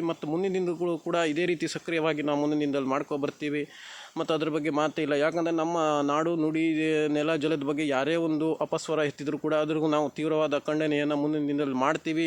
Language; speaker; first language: Kannada; non-native, local second language; Konkani